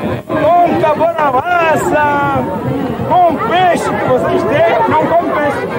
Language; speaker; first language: Portuguese; non-native, local second language; Tsonga